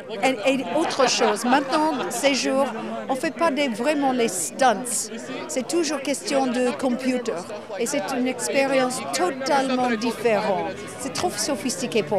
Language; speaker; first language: French; non-native, fluent; English